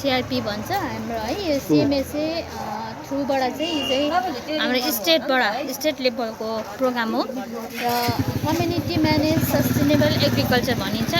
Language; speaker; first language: Nepali; native; Nepali